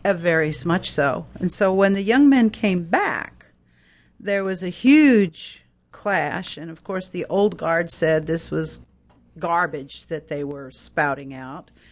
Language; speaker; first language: English; native; English